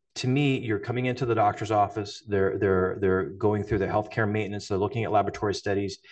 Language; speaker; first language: English; native; English